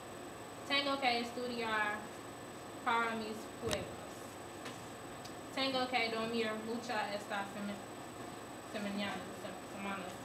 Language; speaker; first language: Spanish; non-native, learner; English